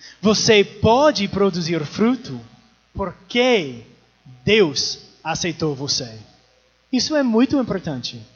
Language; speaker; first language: Portuguese; non-native, learner; English